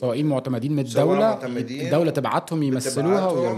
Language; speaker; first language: Arabic; native; Arabic